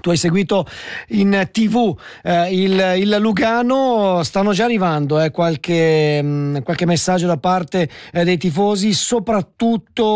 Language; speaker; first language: Italian; native; Italian